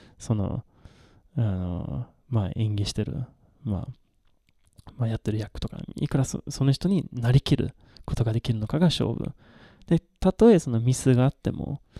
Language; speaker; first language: Japanese; non-native, fluent; Swedish